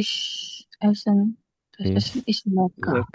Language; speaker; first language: German; non-native, learner; Indonesian